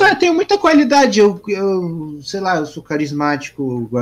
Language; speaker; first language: Portuguese; native; Portuguese